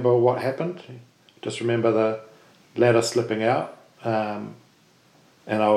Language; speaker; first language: English; native; English